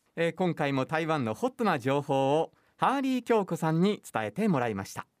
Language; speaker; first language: Japanese; native; Japanese